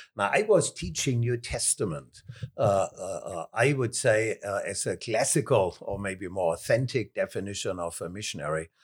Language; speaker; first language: English; non-native, fluent; German